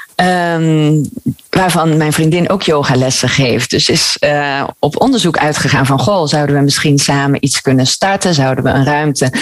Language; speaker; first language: Dutch; native; Dutch